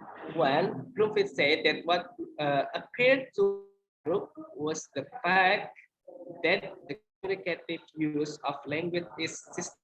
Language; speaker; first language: English; non-native, learner; Indonesian